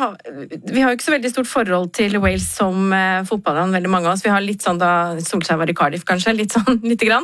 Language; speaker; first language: Norwegian; native; Norwegian